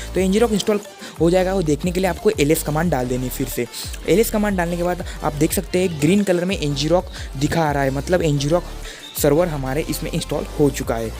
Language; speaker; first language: Hindi; non-native, local second language; Marathi